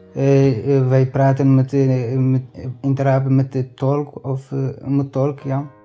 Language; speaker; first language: Dutch; non-native, learner; Tigrinya